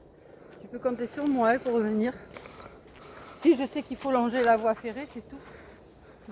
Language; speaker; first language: French; native; French